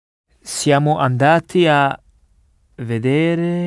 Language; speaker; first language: Italian; non-native, learner; French